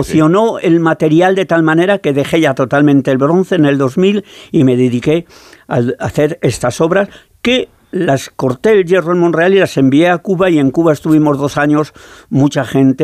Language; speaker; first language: Spanish; native; Spanish